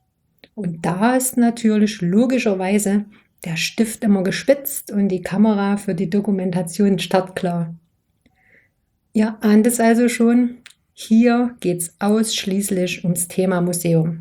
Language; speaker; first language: German; native; German